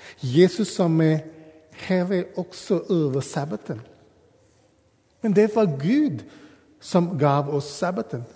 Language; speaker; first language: Swedish; non-native, fluent; English